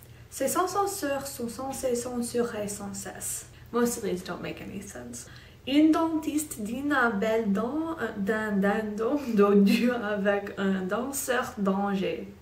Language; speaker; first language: French; non-native, learner; English